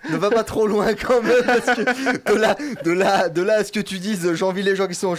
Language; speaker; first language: French; native; French